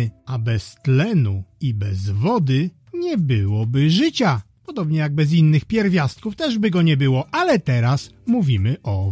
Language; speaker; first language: Polish; native; Polish